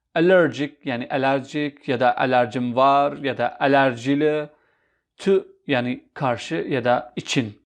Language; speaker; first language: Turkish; non-native, fluent; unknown